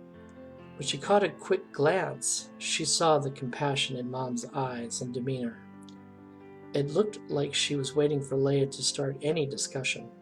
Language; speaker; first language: English; native; English